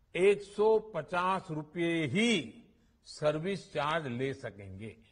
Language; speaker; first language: Hindi; non-native, local second language; Gujarati